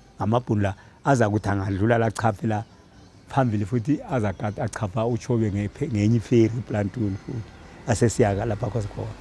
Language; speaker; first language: Zulu; native; Zulu